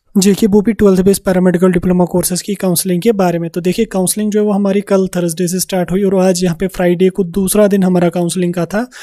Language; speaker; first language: Hindi; non-native, local second language; Kashmiri